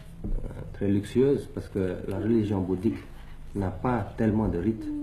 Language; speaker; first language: French; early bilingual, other home language; Thai